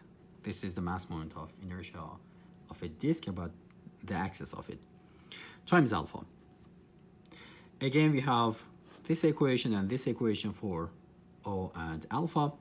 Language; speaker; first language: English; non-native, fluent; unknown